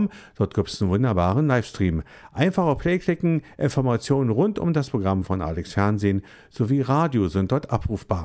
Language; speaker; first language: German; native; German